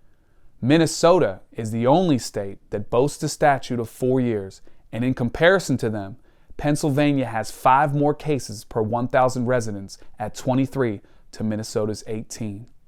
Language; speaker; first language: English; native; English